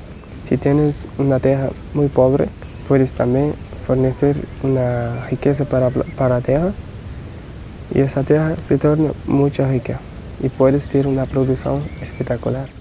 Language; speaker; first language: Spanish; non-native, learner; Portuguese